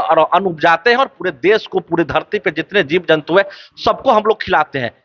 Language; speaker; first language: Hindi; native; Hindi